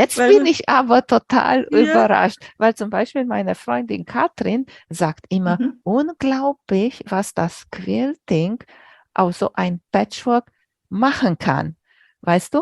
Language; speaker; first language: German; non-native, fluent; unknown